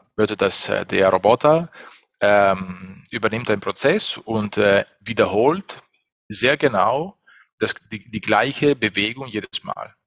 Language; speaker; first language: German; non-native, fluent; Italian